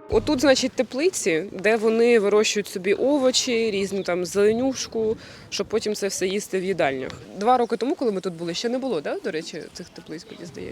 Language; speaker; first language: Ukrainian; native; Ukrainian